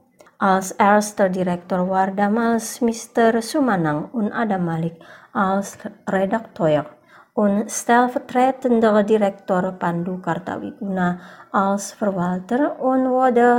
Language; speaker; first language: German; non-native, fluent; Indonesian